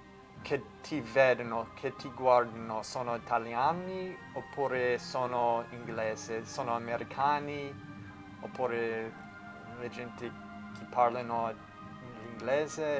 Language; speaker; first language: Italian; non-native, learner; English